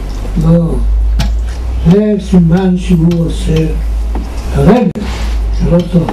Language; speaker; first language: Hebrew; non-native, fluent; Yiddish